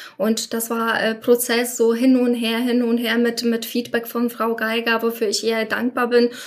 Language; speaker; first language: German; non-native, fluent; Polish